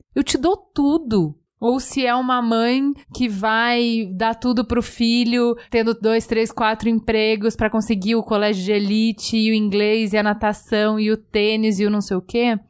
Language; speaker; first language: Portuguese; native; Portuguese